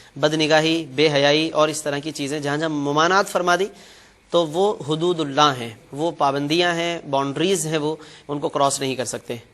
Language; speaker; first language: Urdu; native; Urdu